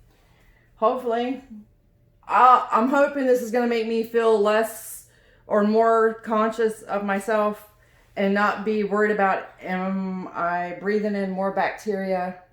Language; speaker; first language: English; native; English